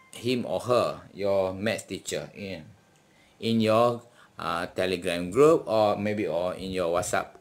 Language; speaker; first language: English; non-native, local second language; Malay